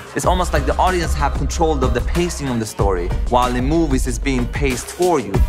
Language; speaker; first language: English; early bilingual, other home language; Arabic